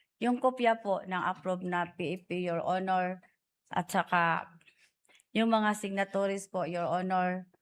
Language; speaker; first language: Filipino; non-native, local second language; Cebuano